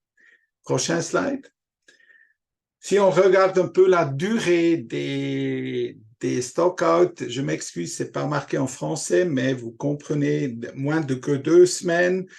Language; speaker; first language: French; non-native, local second language; German